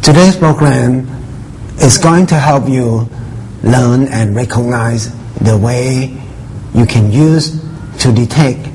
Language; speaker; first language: English; non-native, fluent; Thai